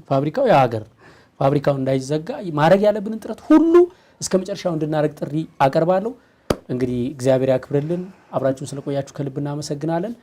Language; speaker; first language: Amharic; native; Amharic